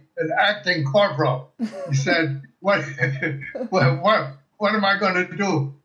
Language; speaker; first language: English; early bilingual, other home language; German